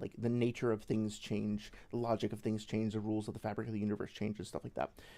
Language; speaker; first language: English; native; English